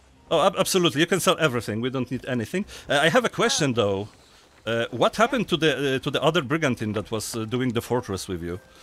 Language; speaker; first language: English; non-native, fluent; Polish